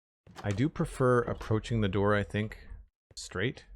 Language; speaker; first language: English; native; English